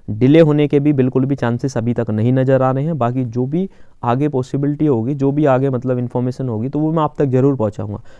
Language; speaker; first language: Hindi; native; Hindi